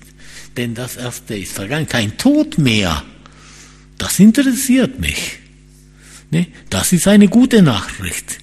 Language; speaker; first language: German; non-native, fluent; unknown